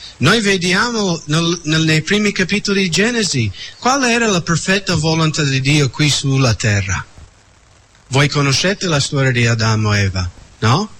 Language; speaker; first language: Italian; non-native, fluent; English